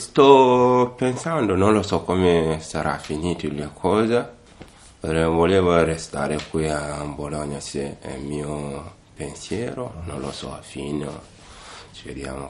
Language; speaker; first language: Italian; non-native, learner; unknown